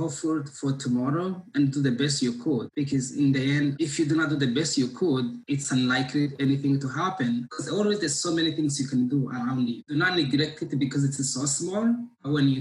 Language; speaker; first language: English; non-native, local second language; Kinyarwanda